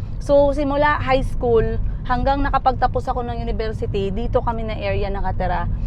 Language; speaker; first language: Filipino; non-native, local second language; Cebuano